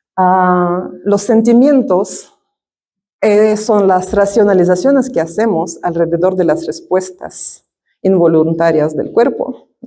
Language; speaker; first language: Spanish; non-native, fluent; Russian